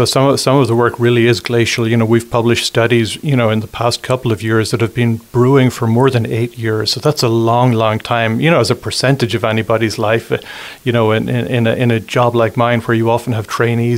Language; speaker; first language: English; native; English